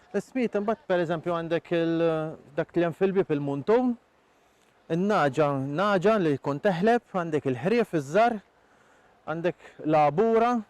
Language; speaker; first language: Maltese; native; Maltese